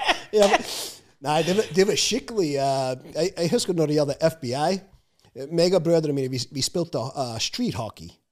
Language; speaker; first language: English; native; English